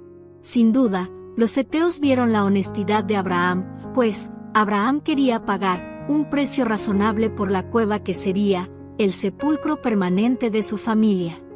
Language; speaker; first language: Spanish; native; Spanish